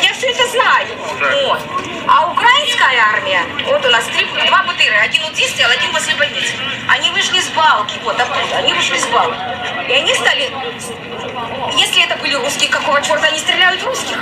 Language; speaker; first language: Russian; native; Russian